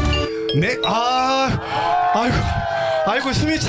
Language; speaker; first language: Korean; native; Korean